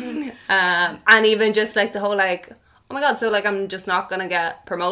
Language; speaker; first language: English; non-native, local second language; Irish